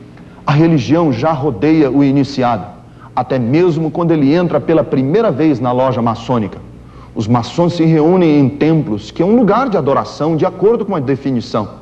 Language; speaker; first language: Portuguese; native; Portuguese